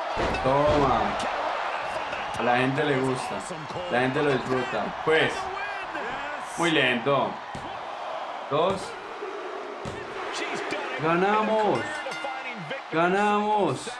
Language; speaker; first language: Spanish; native; Spanish